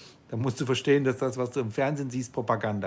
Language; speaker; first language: German; native; German